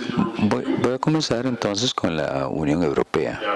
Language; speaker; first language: Spanish; non-native, fluent; German